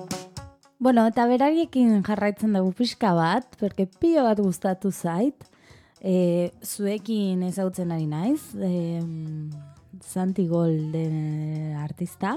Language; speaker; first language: Basque; non-native, learner; Spanish